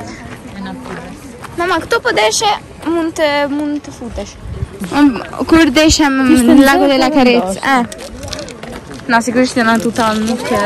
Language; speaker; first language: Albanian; early bilingual, heritage; Albanian